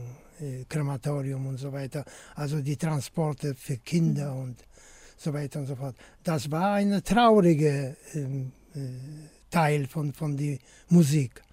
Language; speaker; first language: German; non-native, fluent; Polish